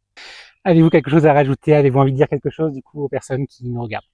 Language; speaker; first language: French; native; French